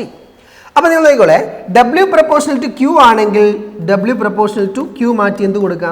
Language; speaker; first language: Malayalam; native; Malayalam